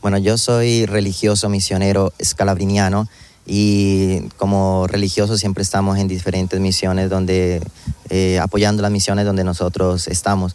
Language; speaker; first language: Spanish; native; Spanish